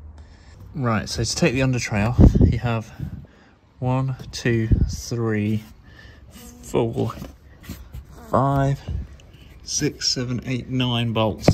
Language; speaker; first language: English; native; English